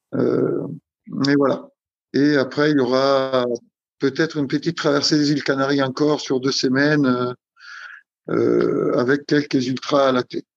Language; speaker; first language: French; non-native, fluent; Italian